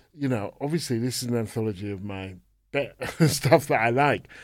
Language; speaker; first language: English; native; English